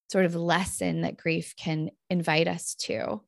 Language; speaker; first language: English; native; English